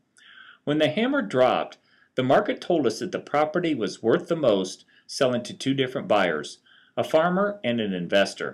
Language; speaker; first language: English; native; English